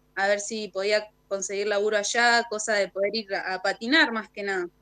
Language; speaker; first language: Spanish; native; Spanish